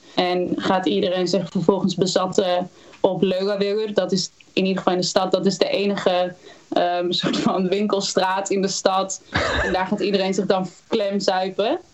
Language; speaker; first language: Dutch; native; Dutch